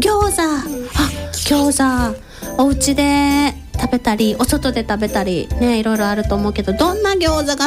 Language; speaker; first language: Japanese; native; Japanese